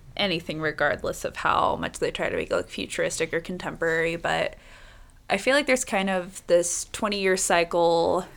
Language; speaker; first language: English; native; English